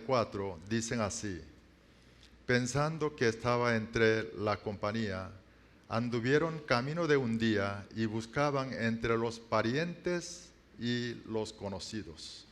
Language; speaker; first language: Spanish; non-native, learner; Korean